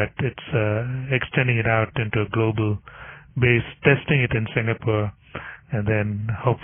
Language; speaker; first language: English; non-native, local second language; Tamil